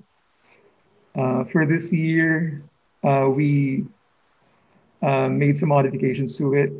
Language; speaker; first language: English; non-native, local second language; Filipino